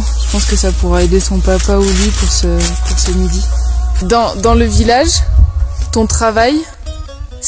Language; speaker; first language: French; native; French